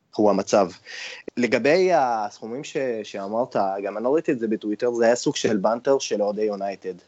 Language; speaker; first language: Hebrew; non-native, local second language; Arabic